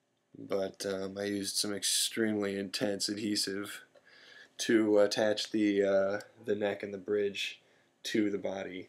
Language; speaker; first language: English; native; English